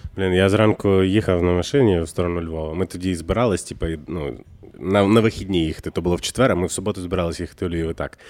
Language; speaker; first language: Ukrainian; native; Ukrainian